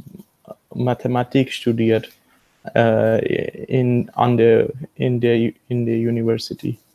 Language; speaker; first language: German; non-native, learner; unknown